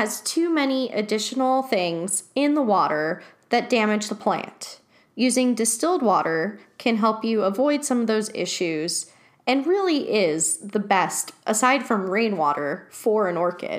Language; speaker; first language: English; native; English